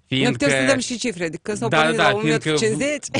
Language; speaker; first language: Romanian; native; Romanian